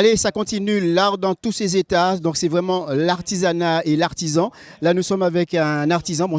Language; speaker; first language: French; native; French